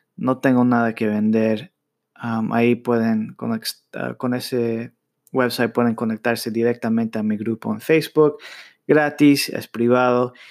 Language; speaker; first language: Spanish; early bilingual, heritage; Spanish